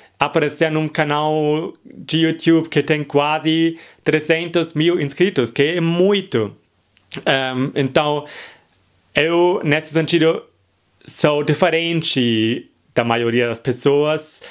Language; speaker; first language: Portuguese; non-native, fluent; German